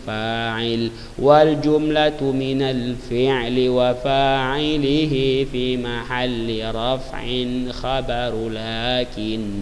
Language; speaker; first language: Arabic; non-native, fluent; Indonesian